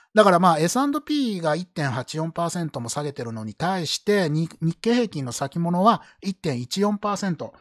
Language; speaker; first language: Japanese; native; Japanese